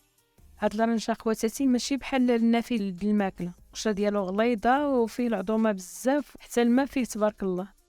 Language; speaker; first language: Arabic; native; Arabic